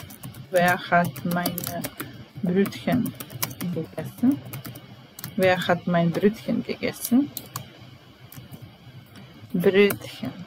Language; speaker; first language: German; non-native, fluent; Italian